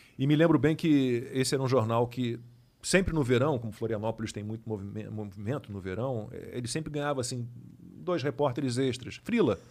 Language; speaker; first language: Portuguese; native; Portuguese